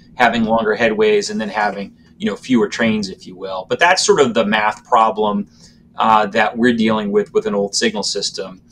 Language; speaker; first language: English; native; English